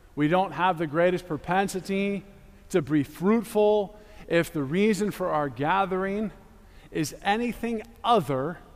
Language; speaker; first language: English; native; English